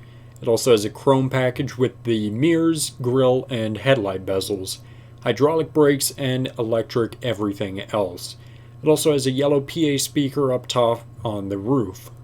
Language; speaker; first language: English; native; English